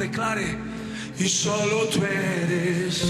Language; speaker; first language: Spanish; non-native, local second language; Portuguese